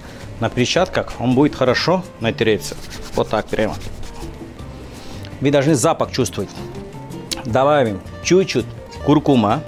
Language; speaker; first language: Russian; non-native, learner; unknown